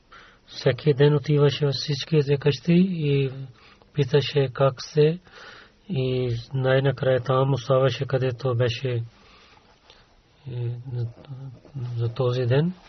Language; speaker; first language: Bulgarian; non-native, learner; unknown